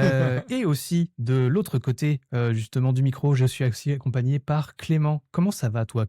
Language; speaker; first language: French; native; French